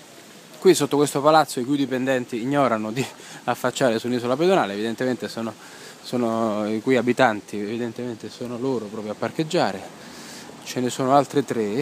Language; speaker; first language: Italian; native; Italian